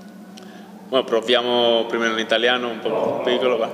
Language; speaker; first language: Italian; non-native, learner; Spanish